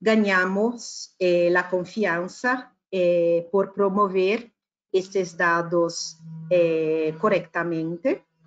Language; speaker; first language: Spanish; non-native, fluent; Portuguese